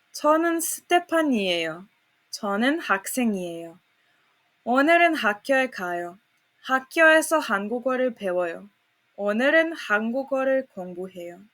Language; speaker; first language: Korean; non-native, fluent; Serbian